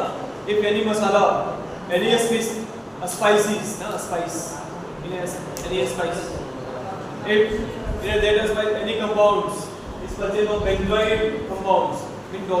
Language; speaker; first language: English; non-native, local second language; Hindi